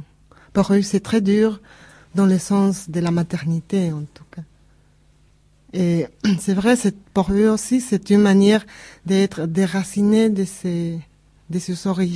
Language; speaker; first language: French; non-native, learner; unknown